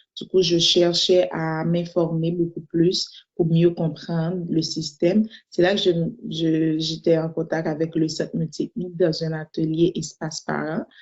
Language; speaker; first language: French; non-native, local second language; Haitian Creole